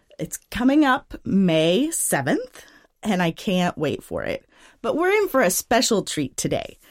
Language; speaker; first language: English; native; English